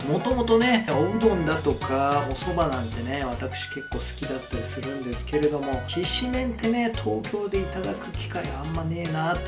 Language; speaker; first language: Japanese; native; Japanese